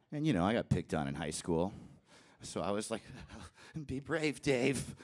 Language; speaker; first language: English; native; English